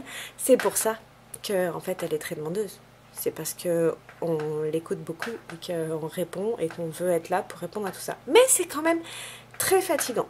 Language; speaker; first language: French; native; French